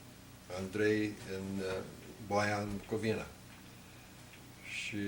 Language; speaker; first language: Romanian; early bilingual, heritage; Romanian